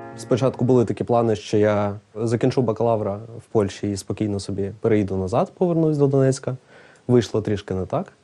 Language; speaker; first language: Ukrainian; non-native, local second language; Russian